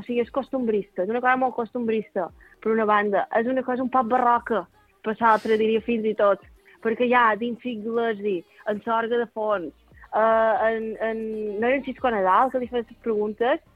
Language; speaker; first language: Catalan; native; Catalan